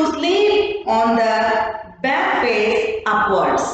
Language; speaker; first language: English; non-native, local second language; Kannada